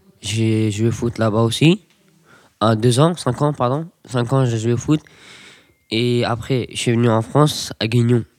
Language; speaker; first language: French; non-native, learner; Arabic